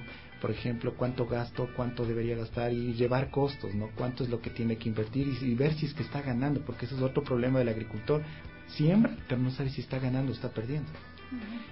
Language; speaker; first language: Spanish; native; Spanish